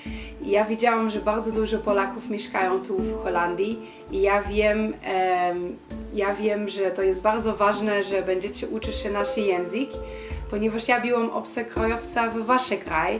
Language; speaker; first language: Polish; non-native, learner; Dutch